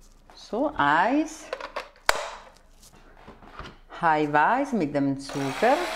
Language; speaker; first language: German; non-native, fluent; Italian